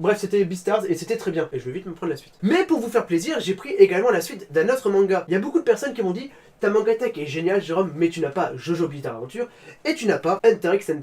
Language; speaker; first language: French; native; French